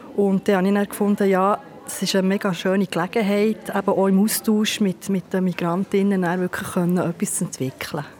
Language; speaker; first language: German; native; German